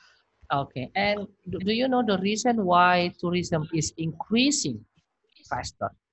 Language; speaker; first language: English; non-native, fluent; Indonesian